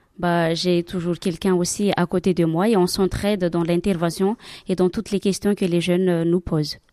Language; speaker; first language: French; non-native, local second language; Malagasy